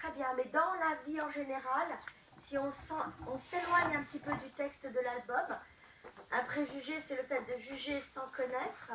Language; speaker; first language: French; native; French